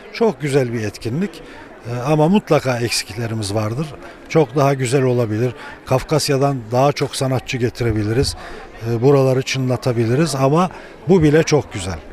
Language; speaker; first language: Turkish; native; Turkish